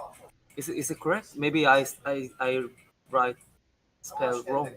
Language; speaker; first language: English; non-native, learner; Korean